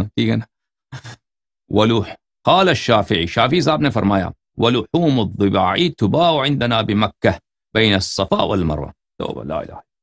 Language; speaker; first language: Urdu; non-native, fluent; Persian